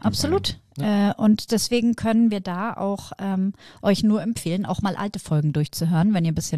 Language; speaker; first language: German; native; German